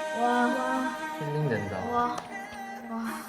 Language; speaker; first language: Korean; native; Korean